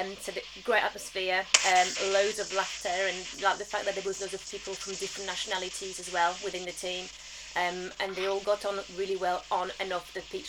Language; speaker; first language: English; early bilingual, other home language; French